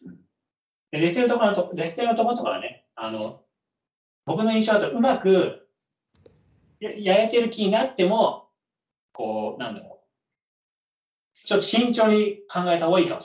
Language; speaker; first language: Japanese; native; Japanese